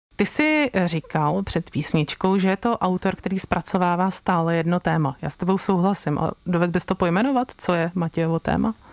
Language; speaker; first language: Czech; native; Czech